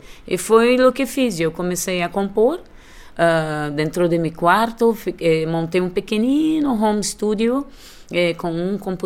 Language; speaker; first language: Spanish; non-native, learner; Portuguese